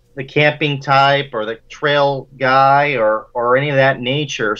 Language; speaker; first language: English; native; English